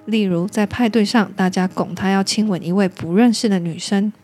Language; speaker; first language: Chinese; native; Chinese